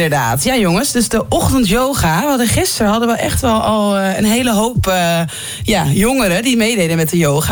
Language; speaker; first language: Dutch; native; Dutch